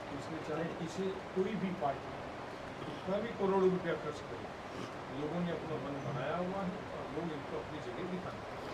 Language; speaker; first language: Hindi; non-native, local second language; Marathi